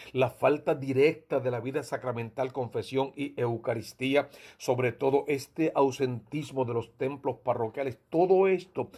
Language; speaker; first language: Spanish; native; Spanish